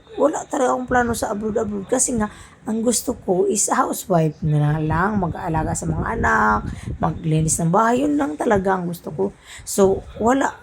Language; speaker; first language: Filipino; non-native, local second language; Cebuano